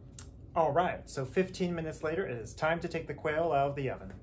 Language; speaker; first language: English; native; English